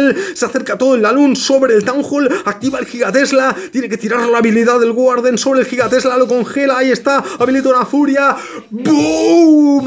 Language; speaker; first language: Spanish; native; Spanish